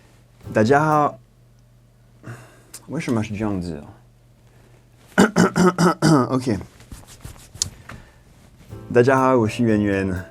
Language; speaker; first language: Chinese; non-native, fluent; French